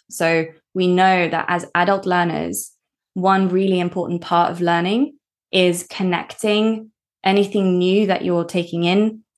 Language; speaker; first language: English; early bilingual, other home language; Norwegian